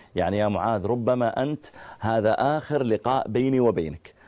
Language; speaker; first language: Arabic; native; Arabic